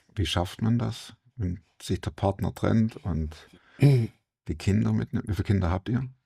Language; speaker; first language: German; native; German